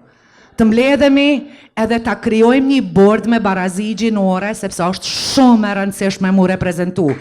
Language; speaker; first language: Albanian; native; Albanian